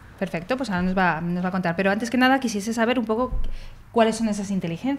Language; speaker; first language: Spanish; native; Spanish